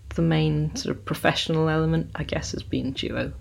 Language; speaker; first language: English; native; English